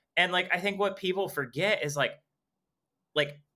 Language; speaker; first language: English; native; English